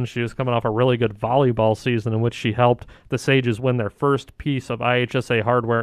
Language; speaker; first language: English; native; English